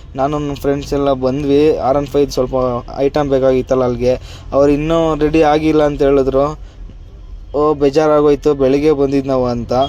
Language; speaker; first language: Kannada; native; Kannada